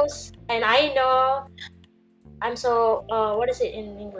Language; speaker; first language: English; non-native, learner; Indonesian